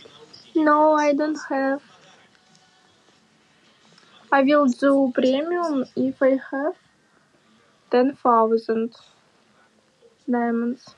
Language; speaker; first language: English; non-native, learner; Russian